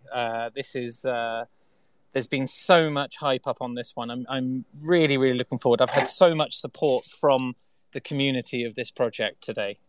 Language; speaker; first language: English; native; English